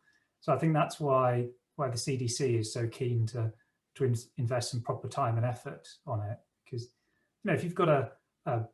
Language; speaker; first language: English; native; English